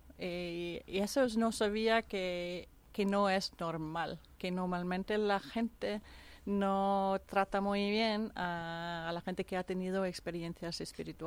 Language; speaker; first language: Spanish; non-native, fluent; Danish